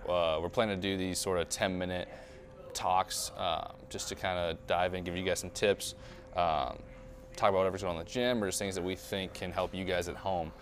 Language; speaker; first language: English; native; English